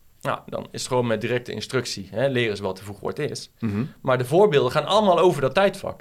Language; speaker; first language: Dutch; native; Dutch